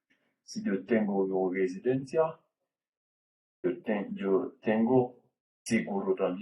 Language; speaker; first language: Spanish; non-native, learner; French